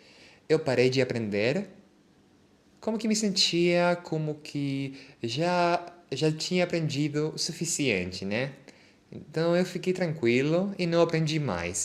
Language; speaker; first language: Portuguese; non-native, fluent; Spanish